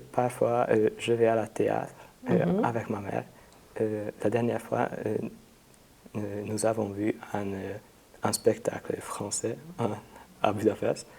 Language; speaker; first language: French; non-native, fluent; Hungarian